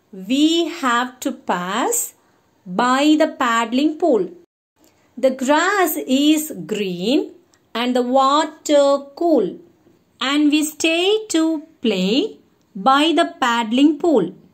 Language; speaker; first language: English; non-native, local second language; Tamil